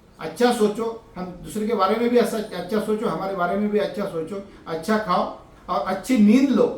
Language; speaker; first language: Hindi; non-native, local second language; Marathi